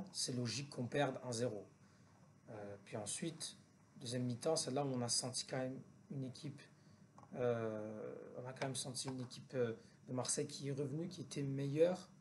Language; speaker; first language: French; native; French